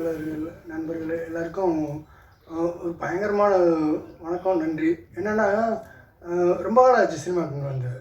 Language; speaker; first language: Tamil; native; Tamil